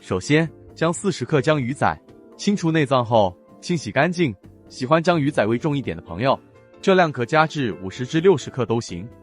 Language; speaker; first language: Chinese; native; Chinese